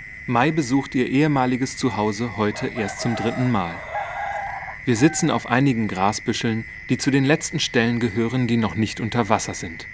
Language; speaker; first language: German; native; German